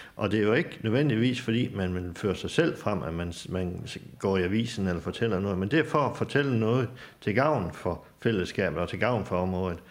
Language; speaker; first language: Danish; native; Danish